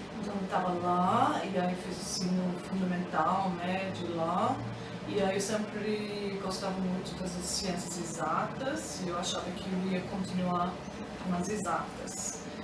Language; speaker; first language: Portuguese; non-native, fluent; English